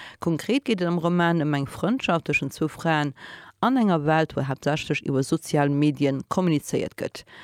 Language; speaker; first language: Luxembourgish; native; Luxembourgish